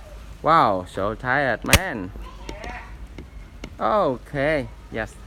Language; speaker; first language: English; non-native, learner; Vietnamese